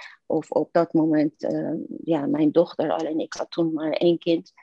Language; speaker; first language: Dutch; non-native, fluent; Persian